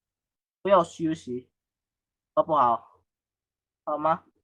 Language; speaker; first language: Chinese; non-native, fluent; Indonesian